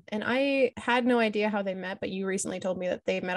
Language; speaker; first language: English; native; English